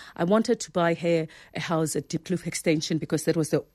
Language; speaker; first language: English; non-native, local second language; Zulu